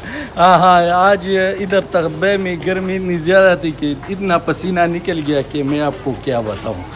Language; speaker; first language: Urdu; non-native, local second language; Pashto